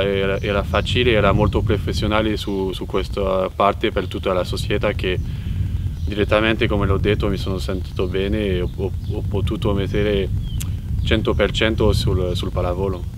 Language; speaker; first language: Italian; non-native, fluent; French